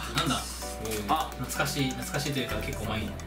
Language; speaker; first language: Japanese; native; Japanese